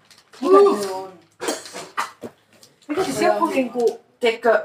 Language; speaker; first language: Finnish; native; Finnish